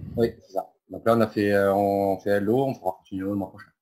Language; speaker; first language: French; native; French